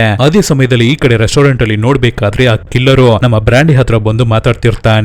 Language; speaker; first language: Kannada; native; Kannada